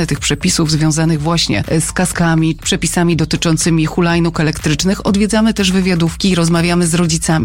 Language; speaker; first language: Polish; native; Polish